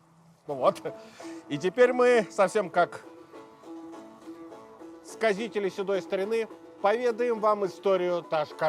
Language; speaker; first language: Russian; native; Russian